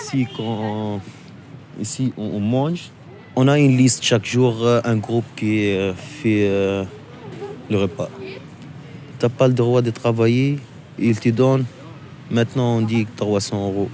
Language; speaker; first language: French; non-native, local second language; Arabic